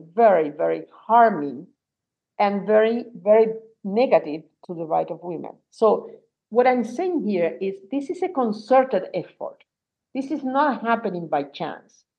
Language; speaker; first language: English; non-native, fluent; Spanish